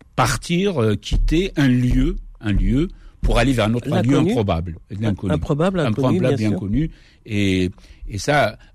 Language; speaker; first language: French; non-native, local second language; Kabyle